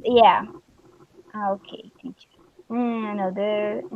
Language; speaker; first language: English; non-native, learner; Spanish